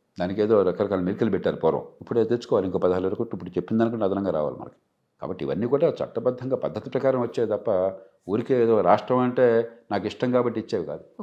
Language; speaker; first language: Telugu; native; Telugu